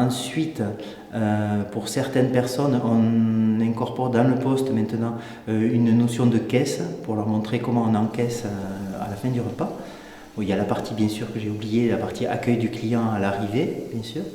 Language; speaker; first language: French; native; French